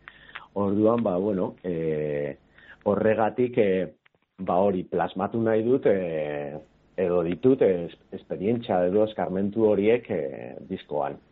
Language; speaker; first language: Basque; non-native, local second language; Spanish